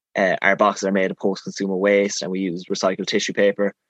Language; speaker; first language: English; native; English